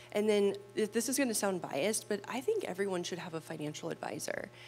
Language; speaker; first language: English; native; English